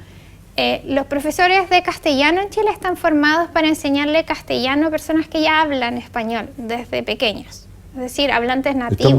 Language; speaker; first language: Spanish; native; Spanish